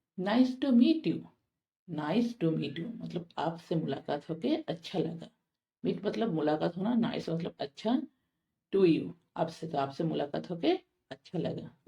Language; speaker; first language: Hindi; non-native, local second language; Bangla